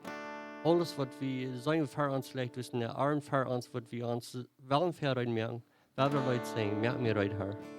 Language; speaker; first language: German; non-native, learner; Plautdietsch